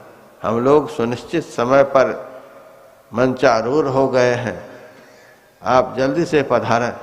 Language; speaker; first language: Hindi; native; Hindi